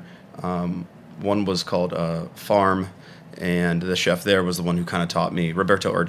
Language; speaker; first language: English; native; English